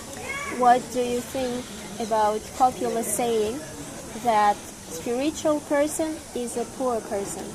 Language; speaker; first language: English; non-native, learner; Russian